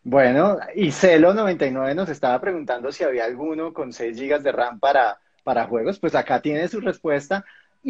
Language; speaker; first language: Spanish; native; Spanish